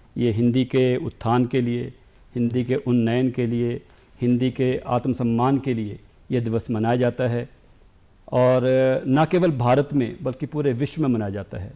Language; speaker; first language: Hindi; native; Hindi